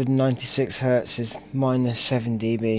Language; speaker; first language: English; native; English